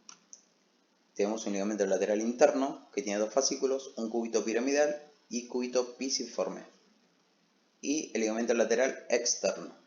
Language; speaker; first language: Spanish; native; Spanish